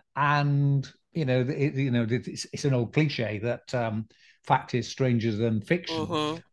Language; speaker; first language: English; native; English